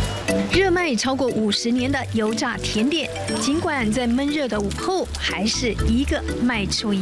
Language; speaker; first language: Chinese; native; Chinese